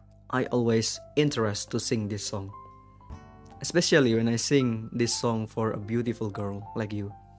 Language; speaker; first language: English; non-native, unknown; Indonesian